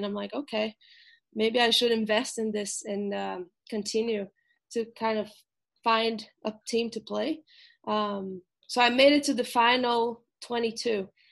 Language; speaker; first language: English; non-native, fluent; Portuguese